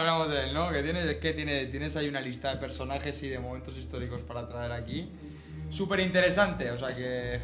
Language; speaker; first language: Spanish; native; Spanish